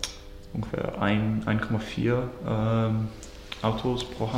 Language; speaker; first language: German; non-native, learner; English